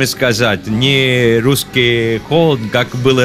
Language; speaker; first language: Russian; non-native, learner; Italian